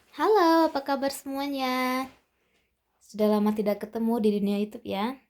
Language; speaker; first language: Indonesian; native; Indonesian